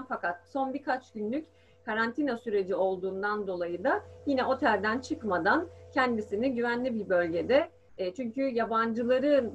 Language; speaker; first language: Turkish; native; Turkish